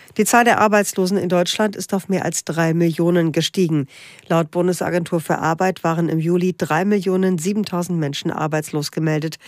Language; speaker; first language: German; native; German